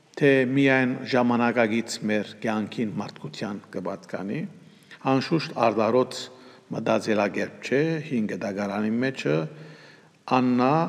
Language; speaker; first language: Armenian; early bilingual, heritage; Armenian